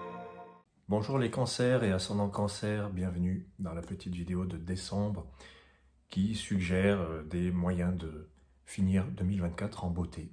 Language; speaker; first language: French; native; French